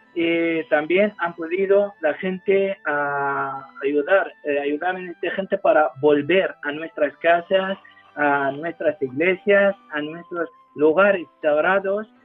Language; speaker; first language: Spanish; non-native, fluent; Arabic